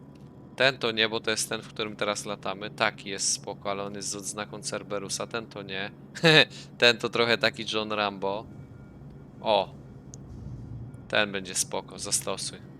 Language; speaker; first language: Polish; native; Polish